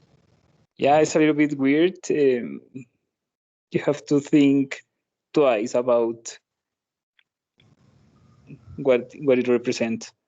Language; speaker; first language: English; non-native, learner; Spanish